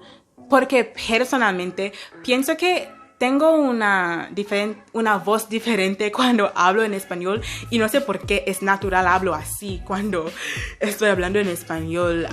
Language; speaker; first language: Spanish; non-native, fluent; English